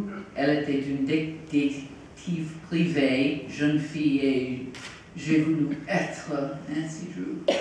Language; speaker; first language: French; non-native, fluent; English